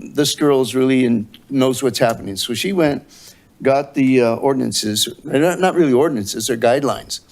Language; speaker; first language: English; native; English